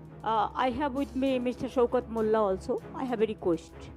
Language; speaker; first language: English; non-native, local second language; Bangla